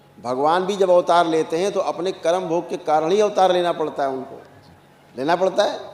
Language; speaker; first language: Hindi; native; Hindi